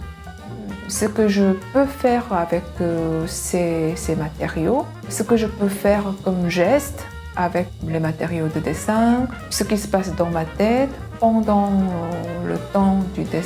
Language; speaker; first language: French; non-native, fluent; Korean